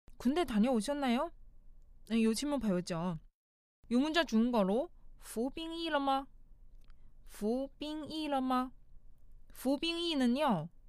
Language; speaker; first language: Korean; non-native, fluent; Chinese